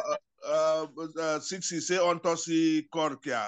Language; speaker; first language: Finnish; non-native, learner; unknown